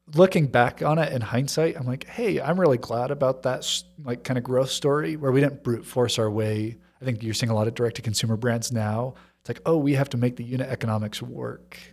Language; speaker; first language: English; native; English